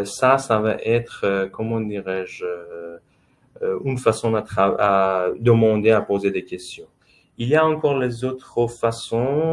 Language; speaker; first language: French; non-native, fluent; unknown